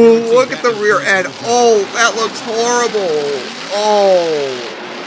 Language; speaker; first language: English; native; English